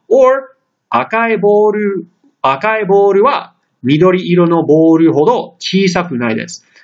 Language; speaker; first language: Japanese; non-native, fluent; English